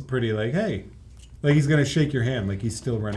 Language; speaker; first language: English; native; English